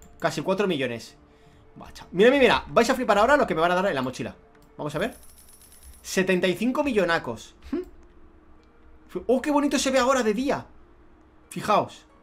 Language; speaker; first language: Spanish; native; Spanish